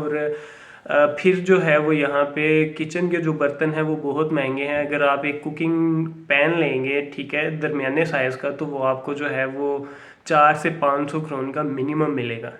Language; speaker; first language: Urdu; non-native, local second language; Punjabi